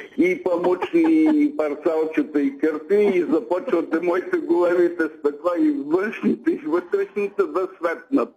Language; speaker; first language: Bulgarian; native; Bulgarian